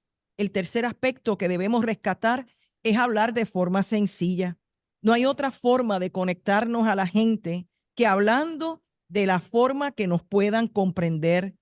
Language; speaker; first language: Spanish; native; Spanish